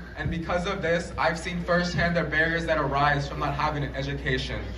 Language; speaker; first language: English; early bilingual, other home language; Spanish